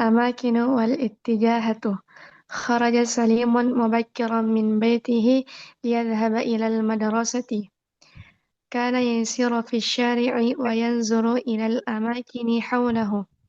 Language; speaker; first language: Arabic; non-native, learner; Indonesian